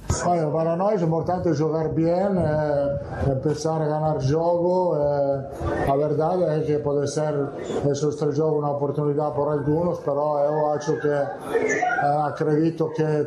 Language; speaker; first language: Portuguese; non-native, fluent; Italian